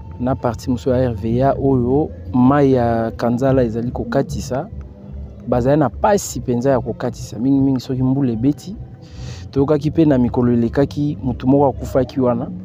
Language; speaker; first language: Lingala; non-native, local second language; Luba-Lulua